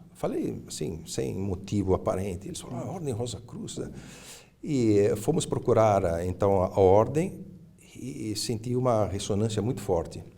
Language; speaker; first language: Portuguese; early bilingual, other home language; Italian